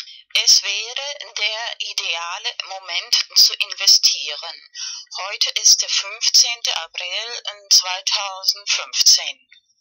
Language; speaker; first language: German; non-native, fluent; Spanish